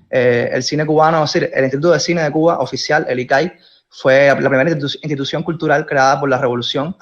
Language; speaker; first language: Spanish; native; Spanish